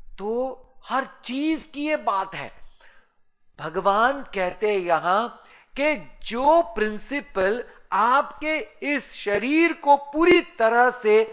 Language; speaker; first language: Hindi; native; Hindi